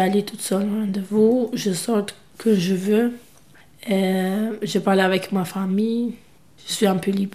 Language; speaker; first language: French; non-native, learner; Albanian